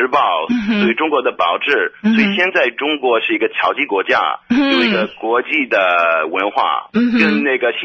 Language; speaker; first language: Chinese; non-native, fluent; English